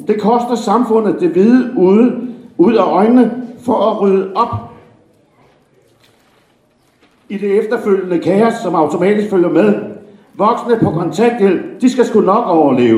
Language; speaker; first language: Danish; native; Danish